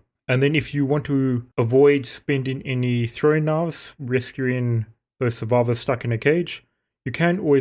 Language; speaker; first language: English; native; English